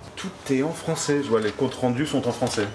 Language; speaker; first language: French; native; French